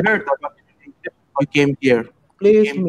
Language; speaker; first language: English; non-native, fluent; Indonesian